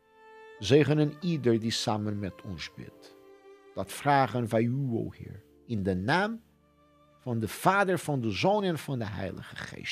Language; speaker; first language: Dutch; non-native, fluent; Portuguese